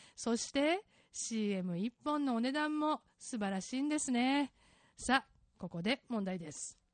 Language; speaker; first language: Japanese; native; Japanese